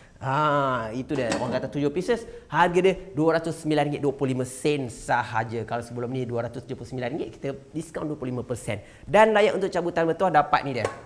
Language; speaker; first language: Malay; native; Malay